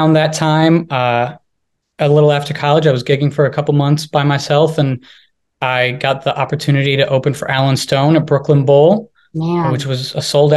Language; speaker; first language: English; native; English